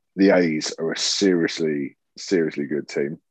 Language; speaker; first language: English; native; English